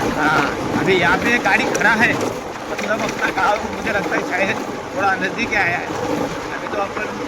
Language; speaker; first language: Hindi; non-native, local second language; Marathi